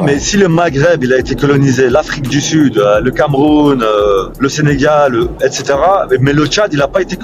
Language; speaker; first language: French; early bilingual, other home language; Turkish